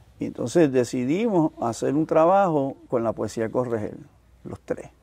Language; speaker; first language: Spanish; native; Spanish